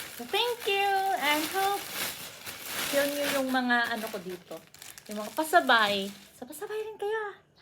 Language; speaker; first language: Filipino; non-native, local second language; Cebuano